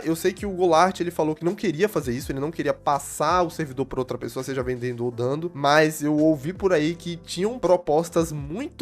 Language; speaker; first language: Portuguese; native; Portuguese